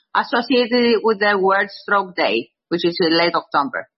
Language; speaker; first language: English; non-native, fluent; Greek